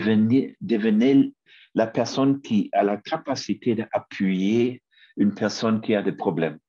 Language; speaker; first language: French; non-native, fluent; German